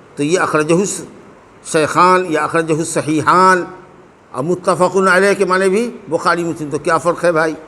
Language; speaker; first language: Urdu; native; Urdu